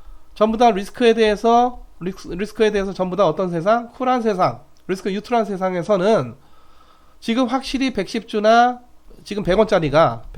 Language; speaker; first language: Korean; native; Korean